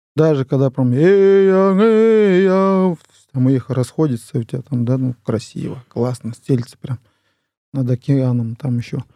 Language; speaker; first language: Russian; non-native, local second language; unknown